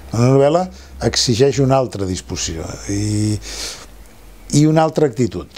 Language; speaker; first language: Catalan; non-native, local second language; Spanish